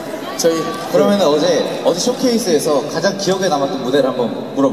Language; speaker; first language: Korean; native; Korean